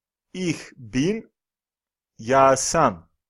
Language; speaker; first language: German; non-native, fluent; Serbian